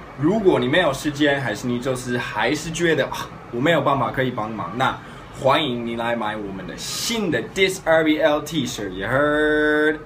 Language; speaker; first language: Chinese; early bilingual, heritage; Chinese